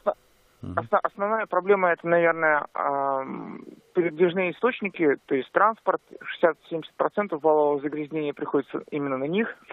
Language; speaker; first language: Russian; native; Russian